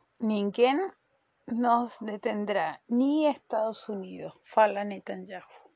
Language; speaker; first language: Portuguese; non-native, fluent; Spanish